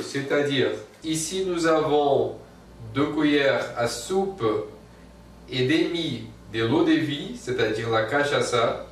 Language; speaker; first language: French; non-native, fluent; Portuguese